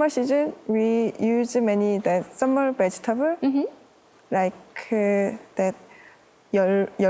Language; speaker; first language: English; non-native, learner; Korean